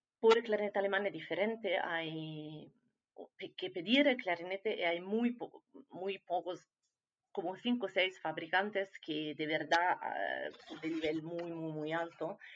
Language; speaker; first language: Spanish; non-native, fluent; Italian